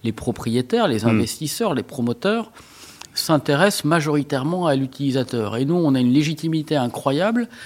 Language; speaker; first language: French; native; French